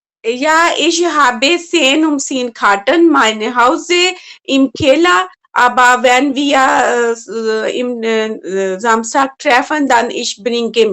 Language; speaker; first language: German; non-native, learner; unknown